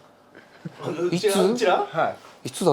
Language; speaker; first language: Japanese; native; Japanese